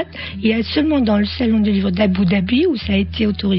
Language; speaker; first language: French; non-native, fluent; Arabic